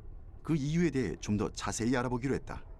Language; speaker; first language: Korean; native; Korean